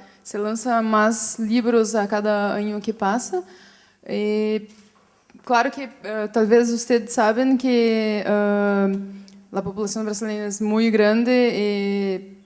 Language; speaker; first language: Spanish; non-native, fluent; Portuguese